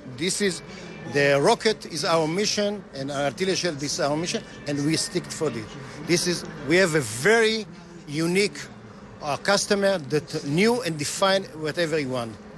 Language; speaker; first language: English; non-native, fluent; Hebrew